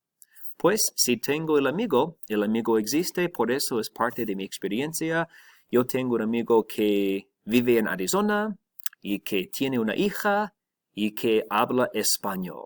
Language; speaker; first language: Spanish; non-native, fluent; English